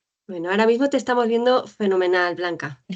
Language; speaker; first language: Spanish; native; Spanish